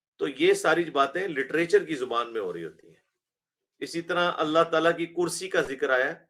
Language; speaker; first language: Urdu; non-native, local second language; Punjabi